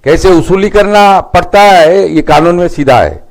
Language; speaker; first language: Hindi; non-native, local second language; Bangla